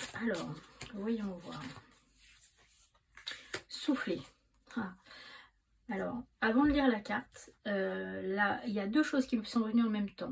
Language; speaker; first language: French; native; French